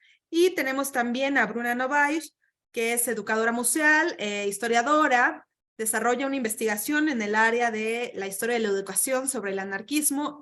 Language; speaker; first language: Spanish; native; Spanish